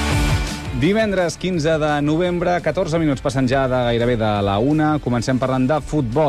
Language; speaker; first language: Catalan; native; Catalan